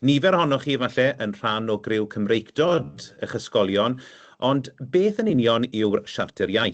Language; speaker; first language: Welsh; native; Welsh